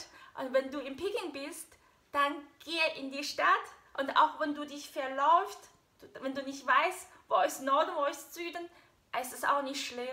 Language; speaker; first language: German; non-native, fluent; Chinese